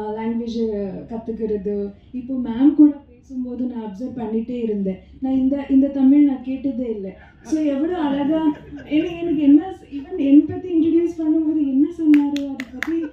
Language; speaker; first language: Tamil; non-native, local second language; Kannada